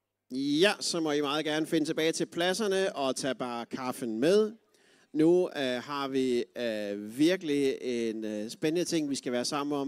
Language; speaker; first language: Danish; native; Danish